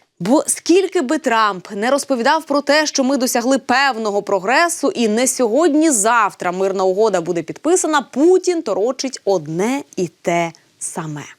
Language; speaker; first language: Ukrainian; native; Ukrainian